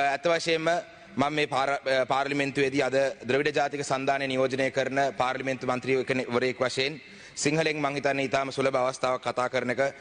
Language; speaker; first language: Sinhala; non-native, local second language; Tamil